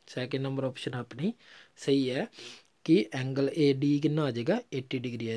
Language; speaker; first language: Hindi; non-native, local second language; Punjabi